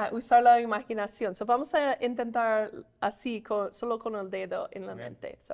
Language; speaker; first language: Spanish; non-native, learner; English